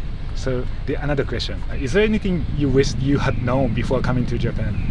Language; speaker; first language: English; non-native, fluent; Japanese